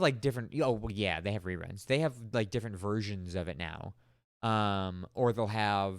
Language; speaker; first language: English; native; English